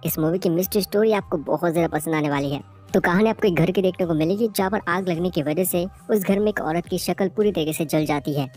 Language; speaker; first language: Hindi; native; Hindi